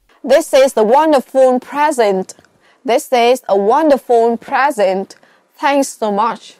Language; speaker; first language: English; non-native, fluent; Vietnamese